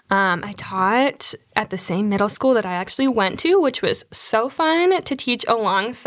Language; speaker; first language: English; native; English